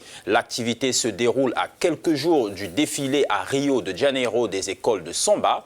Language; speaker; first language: French; native; French